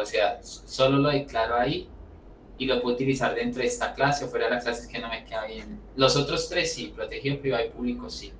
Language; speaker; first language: Spanish; native; Spanish